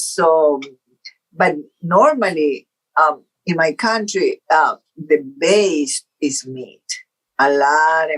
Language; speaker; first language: English; non-native, fluent; Portuguese